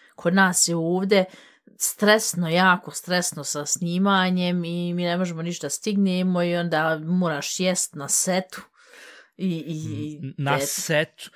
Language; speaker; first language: Bosnian; early bilingual, heritage; Bosnian